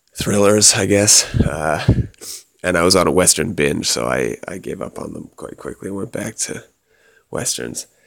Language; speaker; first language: English; native; English